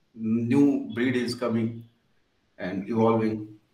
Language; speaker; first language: English; non-native, local second language; Punjabi